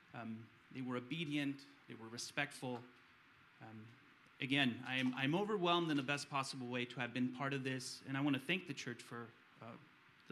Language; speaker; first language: English; early bilingual, other home language; Romanian